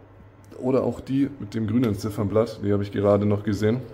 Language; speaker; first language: German; native; German